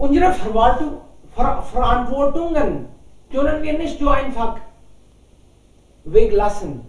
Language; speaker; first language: German; non-native, learner; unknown